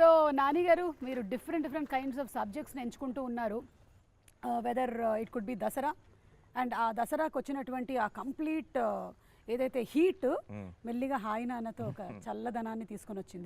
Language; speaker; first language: Telugu; native; Telugu